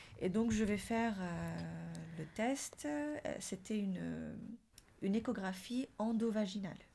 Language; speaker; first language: French; non-native, local second language; Arabic